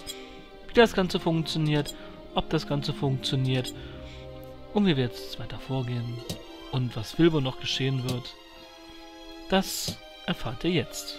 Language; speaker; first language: German; native; German